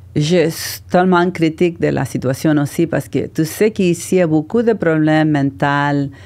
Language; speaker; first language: French; non-native, learner; Spanish